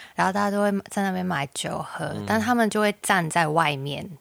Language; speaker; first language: Chinese; non-native, fluent; Cantonese